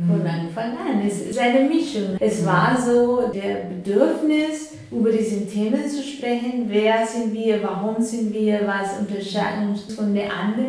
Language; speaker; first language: German; non-native, fluent; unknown